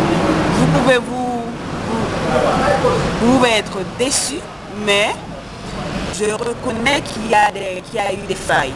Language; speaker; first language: French; non-native, local second language; Haitian Creole